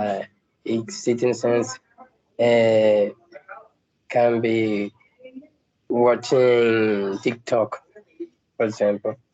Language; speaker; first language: English; non-native, learner; Spanish